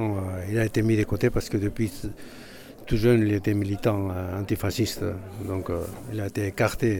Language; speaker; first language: French; non-native, fluent; Basque